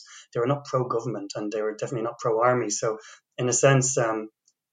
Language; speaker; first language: English; native; English